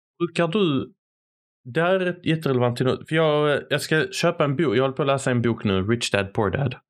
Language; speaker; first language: Swedish; early bilingual, other home language; Arabic